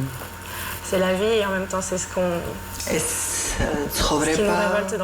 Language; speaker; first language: French; non-native, fluent; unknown